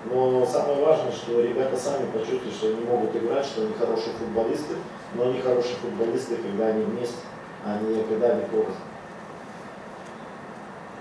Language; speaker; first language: Russian; native; Russian